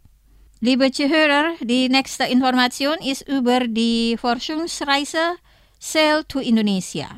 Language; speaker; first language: German; non-native, fluent; Indonesian